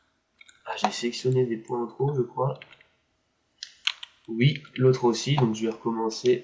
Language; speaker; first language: French; native; French